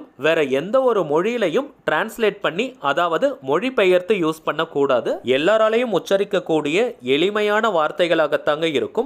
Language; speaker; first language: Tamil; native; Tamil